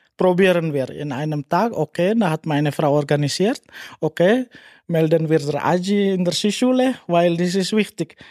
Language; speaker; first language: German; non-native, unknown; Indonesian